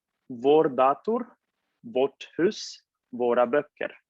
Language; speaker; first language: Swedish; non-native, fluent; Spanish